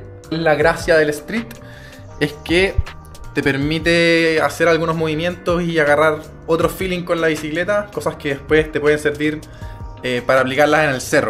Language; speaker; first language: Spanish; native; Spanish